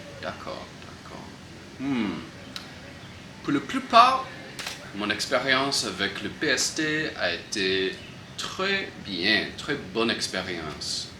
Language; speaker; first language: French; non-native, learner; English